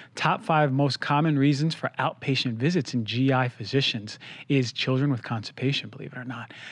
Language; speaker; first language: English; native; English